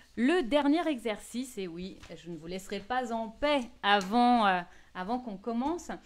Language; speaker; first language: French; native; French